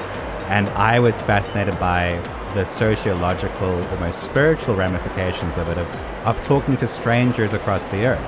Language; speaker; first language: English; native; English